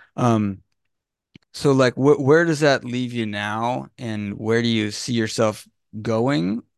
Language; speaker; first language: English; native; English